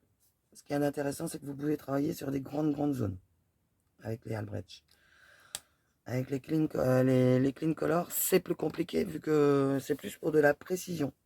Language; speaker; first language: French; native; French